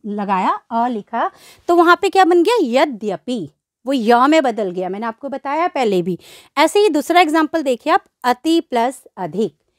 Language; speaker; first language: Hindi; native; Hindi